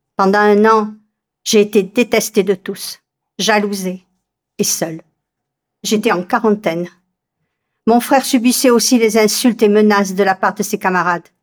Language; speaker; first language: French; native; French